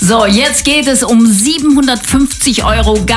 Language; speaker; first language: German; native; German